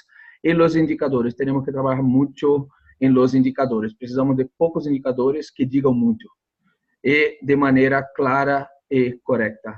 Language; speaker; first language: Spanish; non-native, learner; Portuguese